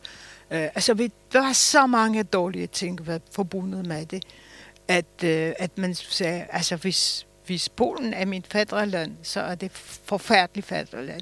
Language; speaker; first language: Danish; non-native, fluent; Polish